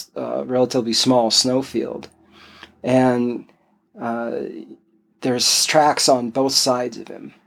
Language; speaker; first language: English; native; English